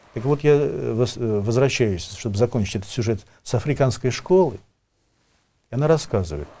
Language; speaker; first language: Russian; native; Russian